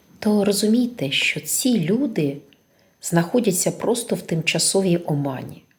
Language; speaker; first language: Ukrainian; non-native, local second language; Russian